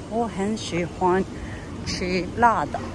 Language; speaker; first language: Chinese; non-native, learner; Japanese